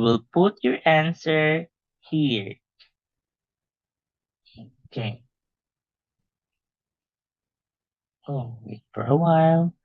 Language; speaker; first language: English; non-native, fluent; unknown